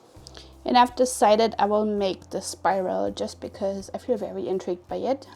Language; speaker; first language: English; non-native, fluent; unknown